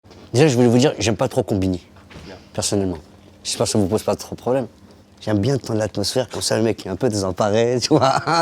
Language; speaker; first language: French; early bilingual, other home language; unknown